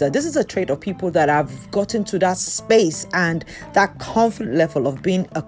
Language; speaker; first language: English; non-native, local second language; Yoruba